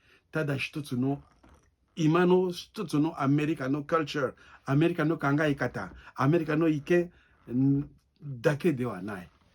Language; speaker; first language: Japanese; non-native, learner; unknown